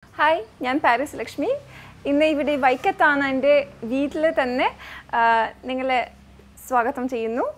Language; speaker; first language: Malayalam; non-native, fluent; French